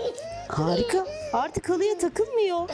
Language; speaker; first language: Turkish; native; Turkish